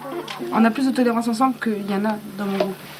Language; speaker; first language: French; native; French